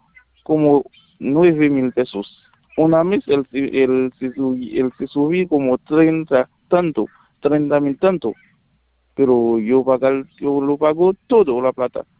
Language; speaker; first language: Spanish; non-native, learner; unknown